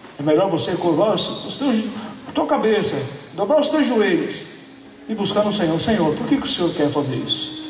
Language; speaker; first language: Portuguese; native; Portuguese